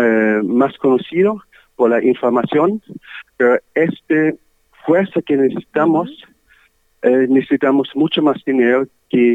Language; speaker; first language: Spanish; non-native, learner; German